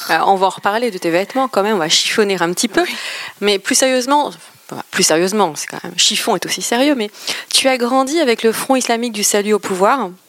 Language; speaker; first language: French; native; French